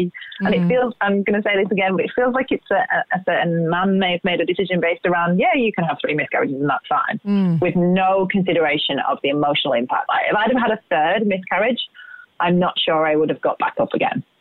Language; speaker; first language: English; native; English